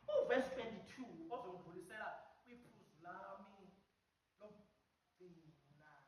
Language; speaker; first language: Zulu; non-native, local second language; Xhosa